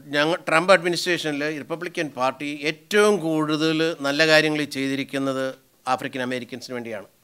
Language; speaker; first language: Malayalam; native; Malayalam